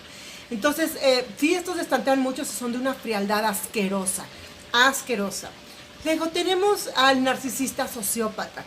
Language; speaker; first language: Spanish; native; Spanish